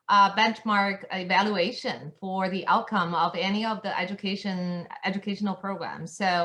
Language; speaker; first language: English; non-native, fluent; Chinese